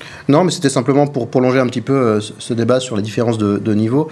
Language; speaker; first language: French; native; French